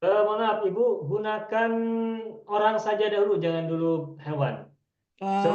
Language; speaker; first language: Malay; native; Malay